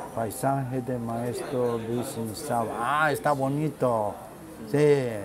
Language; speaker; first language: Spanish; non-native, learner; Japanese